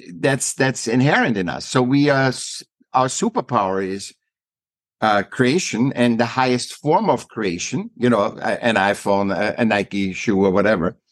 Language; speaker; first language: English; non-native, fluent; German